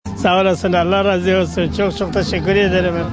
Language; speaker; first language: Turkish; non-native, local second language; Kurdish